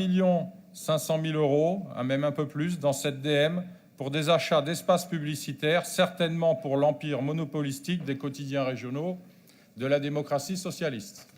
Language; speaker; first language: French; native; French